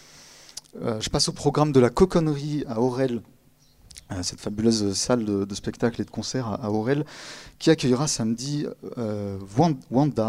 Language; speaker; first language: French; native; French